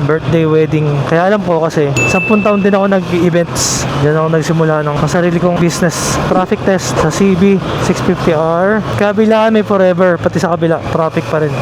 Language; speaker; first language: Filipino; native; Filipino